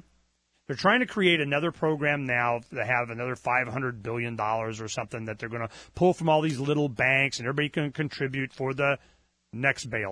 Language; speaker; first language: English; native; English